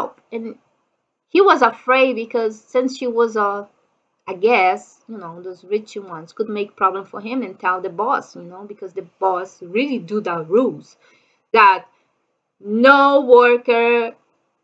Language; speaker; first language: English; non-native, fluent; Portuguese